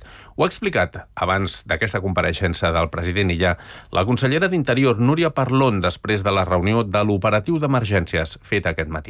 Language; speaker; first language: Catalan; native; Catalan